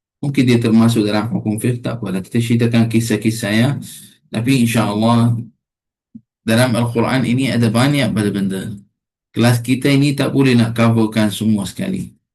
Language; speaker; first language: Malay; non-native, fluent; Arabic